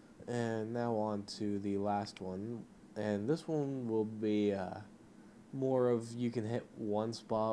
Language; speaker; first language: English; native; English